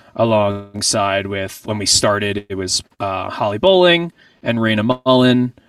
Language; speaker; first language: English; native; English